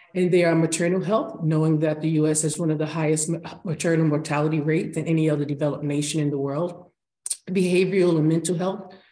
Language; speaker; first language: English; native; English